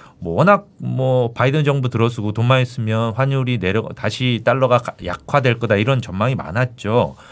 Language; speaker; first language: Korean; native; Korean